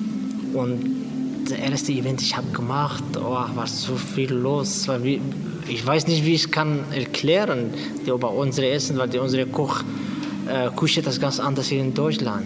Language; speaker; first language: German; non-native, learner; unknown